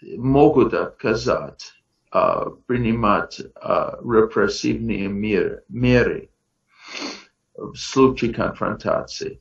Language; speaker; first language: Russian; non-native, fluent; English